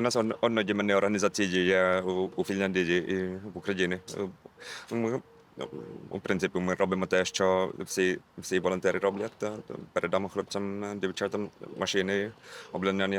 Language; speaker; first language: Ukrainian; non-native, learner; Finnish